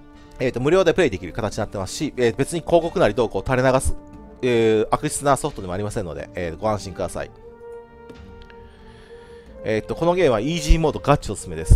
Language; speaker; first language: Japanese; native; Japanese